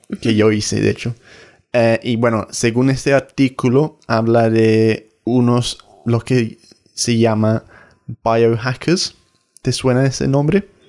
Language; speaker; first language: Spanish; non-native, fluent; English